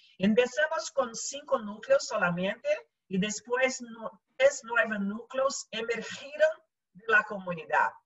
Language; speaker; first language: Portuguese; non-native, learner; Spanish